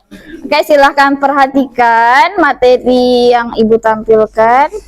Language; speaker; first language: Indonesian; native; Indonesian